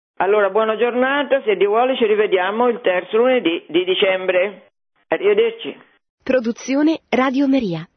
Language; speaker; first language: Italian; native; Italian